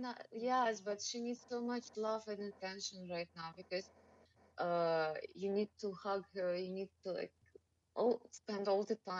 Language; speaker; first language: English; non-native, learner; Russian